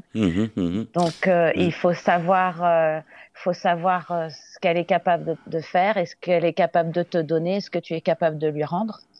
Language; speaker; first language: French; native; French